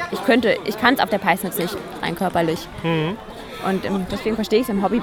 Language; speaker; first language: German; native; German